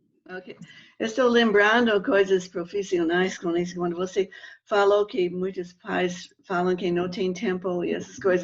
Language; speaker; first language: Portuguese; non-native, fluent; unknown